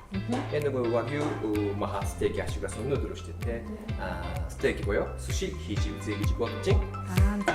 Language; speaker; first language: Mongolian; non-native, learner; Japanese